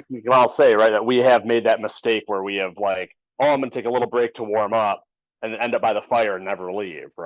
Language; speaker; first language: English; native; English